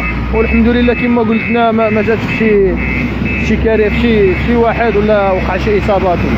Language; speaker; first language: Arabic; native; Arabic